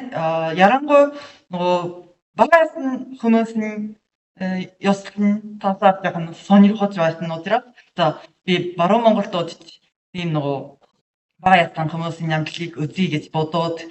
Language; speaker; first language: Mongolian; non-native, learner; Japanese